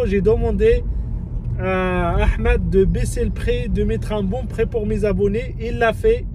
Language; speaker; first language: French; non-native, fluent; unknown